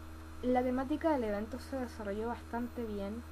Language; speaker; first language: Spanish; native; Spanish